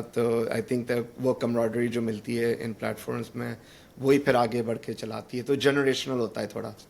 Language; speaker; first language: Urdu; early bilingual, heritage; Urdu